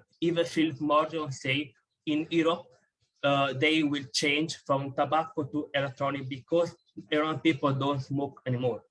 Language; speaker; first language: English; non-native, fluent; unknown